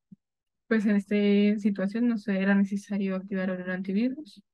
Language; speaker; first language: Spanish; native; Spanish